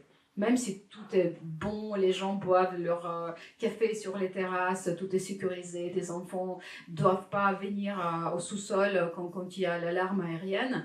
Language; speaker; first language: French; non-native, fluent; Ukrainian